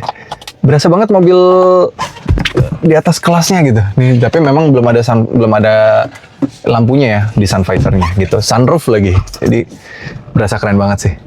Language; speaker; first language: Indonesian; native; Indonesian